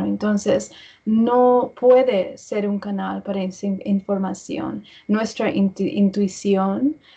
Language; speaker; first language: Spanish; early bilingual, heritage; English